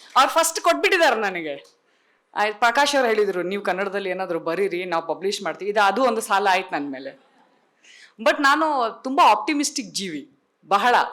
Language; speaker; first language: Kannada; non-native, local second language; Tulu